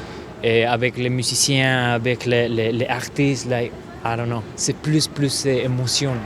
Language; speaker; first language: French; non-native, learner; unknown